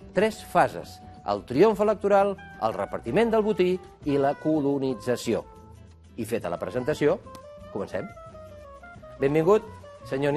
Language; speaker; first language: Catalan; native; Catalan